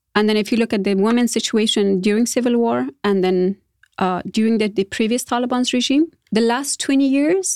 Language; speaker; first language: English; non-native, fluent; Persian